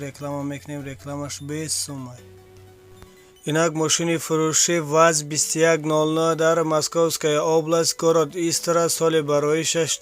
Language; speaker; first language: Tajik; native; Tajik